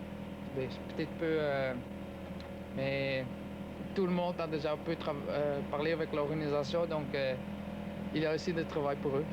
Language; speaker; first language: French; non-native, local second language; Dutch